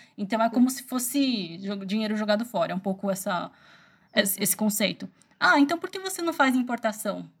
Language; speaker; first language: Portuguese; early bilingual, other home language; Chinese